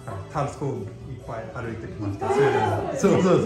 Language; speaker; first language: Japanese; non-native, fluent; Swedish